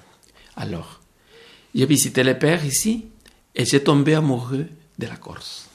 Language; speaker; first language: French; non-native, fluent; Spanish